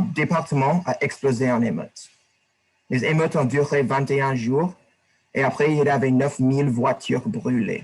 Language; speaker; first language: French; non-native, learner; English